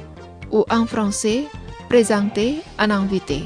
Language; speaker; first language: French; non-native, fluent; Indonesian